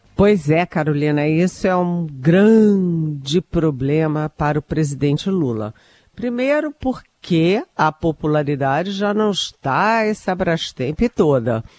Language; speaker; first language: Portuguese; native; Portuguese